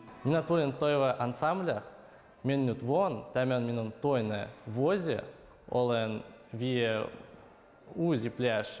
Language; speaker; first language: Finnish; non-native, learner; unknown